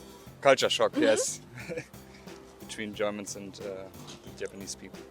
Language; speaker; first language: English; non-native, learner; German